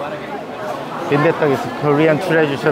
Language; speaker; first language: English; non-native, learner; Korean